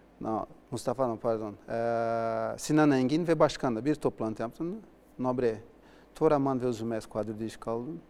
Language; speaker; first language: Turkish; non-native, learner; Portuguese